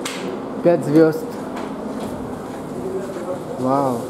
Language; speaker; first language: Russian; native; Russian